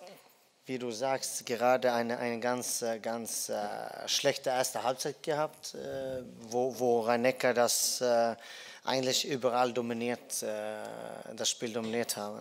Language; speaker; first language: German; non-native, fluent; Dutch